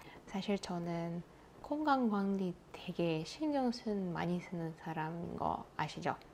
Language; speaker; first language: Korean; non-native, fluent; Russian